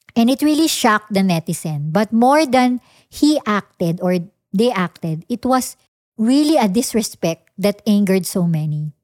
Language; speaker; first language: English; non-native, local second language; Filipino